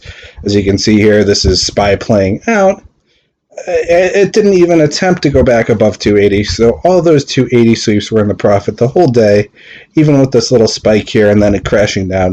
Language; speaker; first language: English; native; English